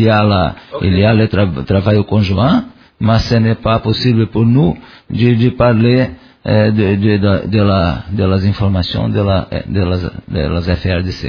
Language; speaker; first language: French; non-native, learner; Portuguese